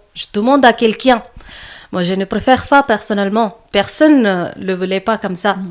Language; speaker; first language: French; non-native, learner; Malayalam